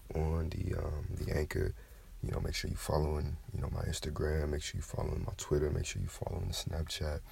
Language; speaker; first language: English; native; English